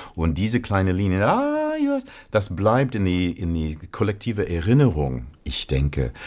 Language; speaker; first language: German; non-native, fluent; English